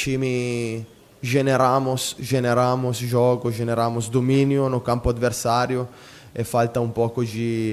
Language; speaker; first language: Portuguese; non-native, fluent; Italian